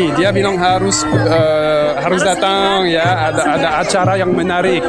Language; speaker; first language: Indonesian; non-native, learner; French